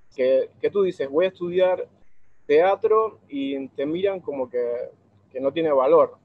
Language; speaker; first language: Spanish; native; Spanish